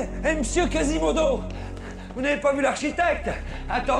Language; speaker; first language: French; native; French